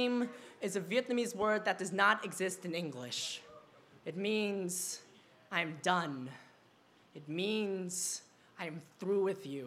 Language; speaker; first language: English; early bilingual, other home language; Vietnamese